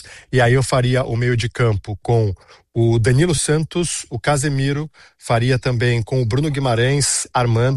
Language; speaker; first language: Portuguese; native; Portuguese